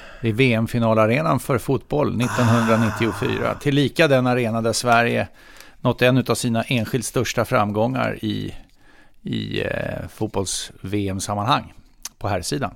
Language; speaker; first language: Swedish; native; Swedish